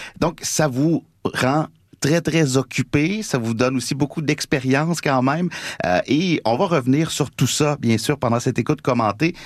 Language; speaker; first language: French; native; French